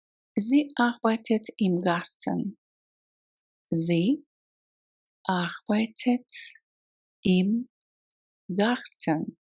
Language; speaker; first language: German; non-native, fluent; Russian